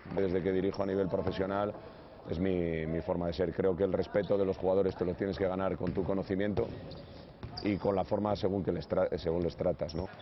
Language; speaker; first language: Spanish; native; Spanish